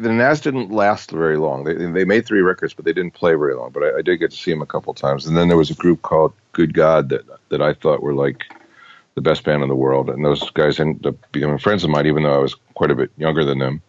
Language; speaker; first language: English; native; English